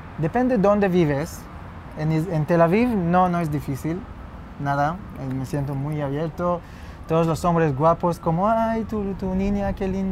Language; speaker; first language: Spanish; non-native, fluent; Hebrew